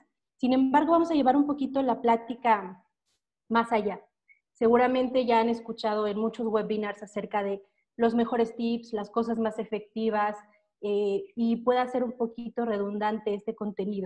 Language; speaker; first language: Spanish; native; Spanish